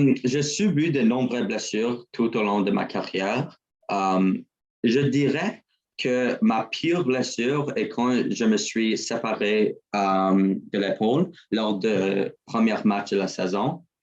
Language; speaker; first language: French; non-native, learner; English